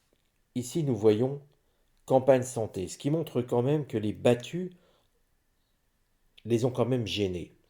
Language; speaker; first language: French; native; French